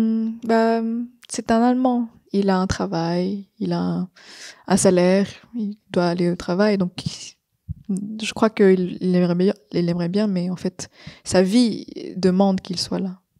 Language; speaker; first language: French; non-native, fluent; Vietnamese